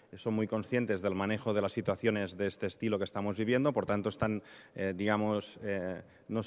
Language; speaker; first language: Spanish; non-native, local second language; Catalan